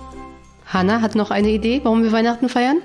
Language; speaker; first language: German; native; German